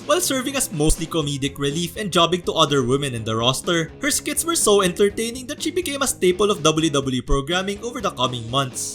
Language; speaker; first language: English; native; English